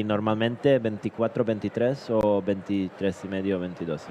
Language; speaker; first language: Spanish; non-native, learner; Serbian